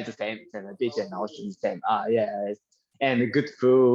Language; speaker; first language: English; non-native, learner; Japanese